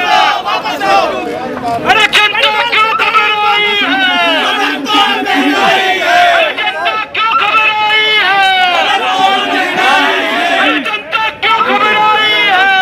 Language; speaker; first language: Hindi; native; Hindi